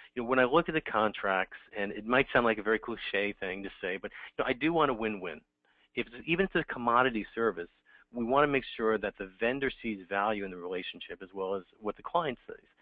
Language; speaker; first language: English; native; English